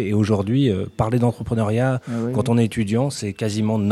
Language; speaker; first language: French; native; French